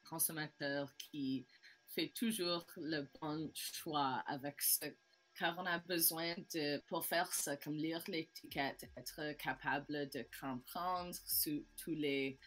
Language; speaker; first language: French; non-native, local second language; English